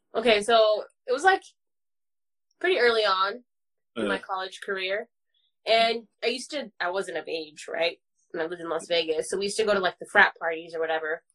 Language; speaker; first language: English; native; English